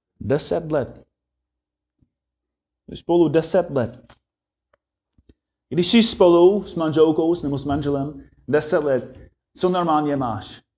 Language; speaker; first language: Czech; non-native, fluent; English